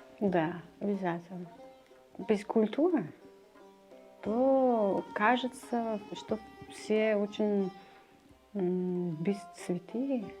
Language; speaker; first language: Russian; non-native, learner; Persian